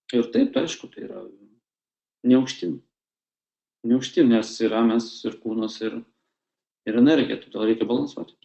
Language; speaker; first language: Lithuanian; non-native, local second language; Russian